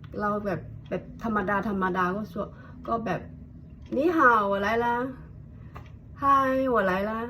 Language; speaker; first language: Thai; non-native, fluent; Hakka Chinese